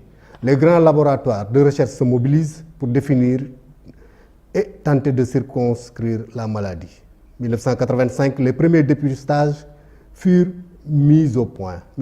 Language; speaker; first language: French; non-native, local second language; Wolof